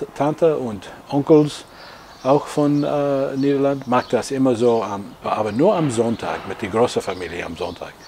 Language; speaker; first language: German; non-native, learner; English